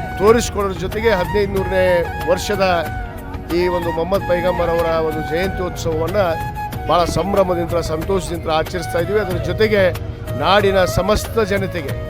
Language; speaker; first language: Kannada; native; Kannada